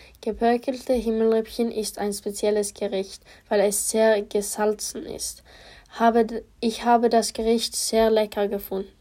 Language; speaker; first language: German; non-native, learner; Polish